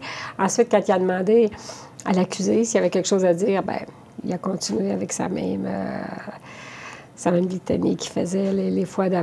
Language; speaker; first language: French; native; French